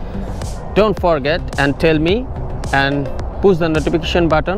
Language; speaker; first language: English; non-native, learner; Bangla